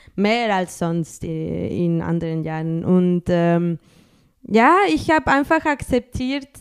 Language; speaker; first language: German; non-native, fluent; Spanish